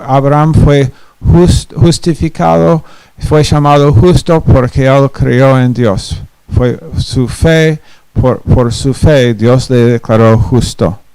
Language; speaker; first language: Spanish; non-native, fluent; English